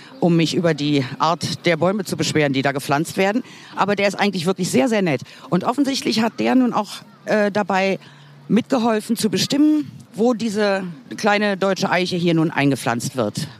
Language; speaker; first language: German; native; German